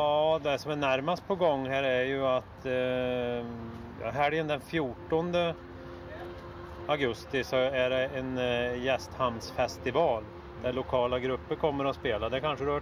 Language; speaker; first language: Swedish; native; Swedish